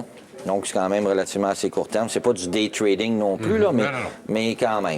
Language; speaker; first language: French; native; French